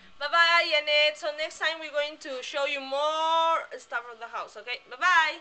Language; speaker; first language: English; non-native, learner; Spanish